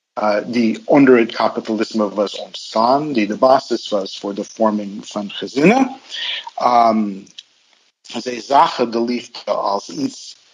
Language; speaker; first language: Dutch; non-native, fluent; English